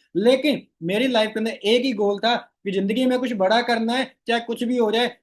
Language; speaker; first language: Hindi; non-native, local second language; Rajasthani